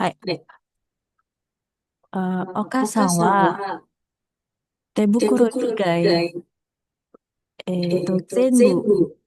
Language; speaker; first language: Japanese; non-native, learner; Indonesian